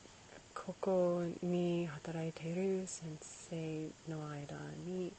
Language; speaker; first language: Japanese; non-native, learner; English